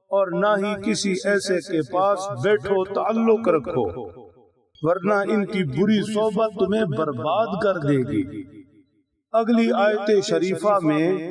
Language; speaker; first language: Urdu; native; Urdu